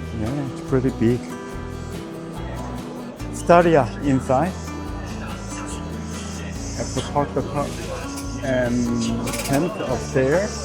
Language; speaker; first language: English; non-native, learner; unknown